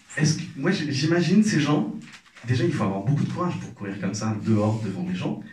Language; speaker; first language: French; non-native, local second language; Arabic